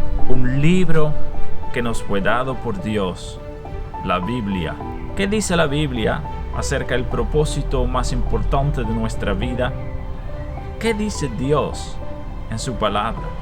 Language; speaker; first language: Spanish; non-native, fluent; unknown